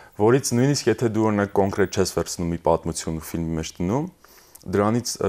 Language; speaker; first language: Armenian; early bilingual, heritage; Armenian